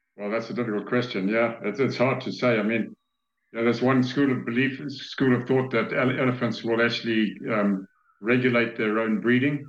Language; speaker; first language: English; native; English